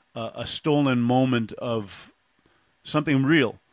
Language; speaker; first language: English; native; English